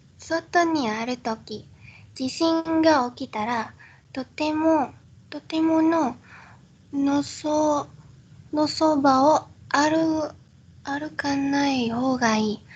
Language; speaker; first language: Japanese; non-native, learner; Indonesian